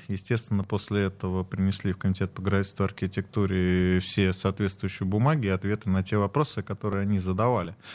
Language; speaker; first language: Russian; native; Russian